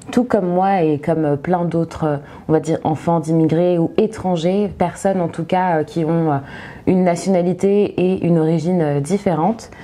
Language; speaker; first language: French; early bilingual, other home language; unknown